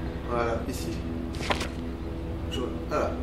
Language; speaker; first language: French; native; French